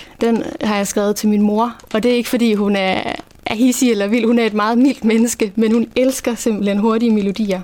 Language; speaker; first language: Danish; native; Danish